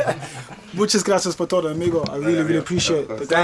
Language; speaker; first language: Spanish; non-native, learner; English